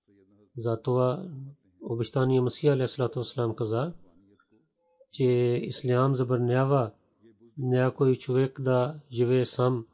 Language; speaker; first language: Bulgarian; non-native, fluent; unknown